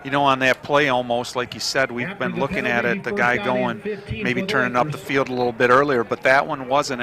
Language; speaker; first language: English; native; English